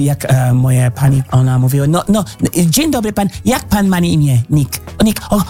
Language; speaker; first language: Polish; non-native, learner; English